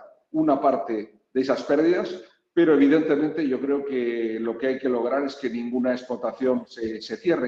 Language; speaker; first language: Spanish; native; Spanish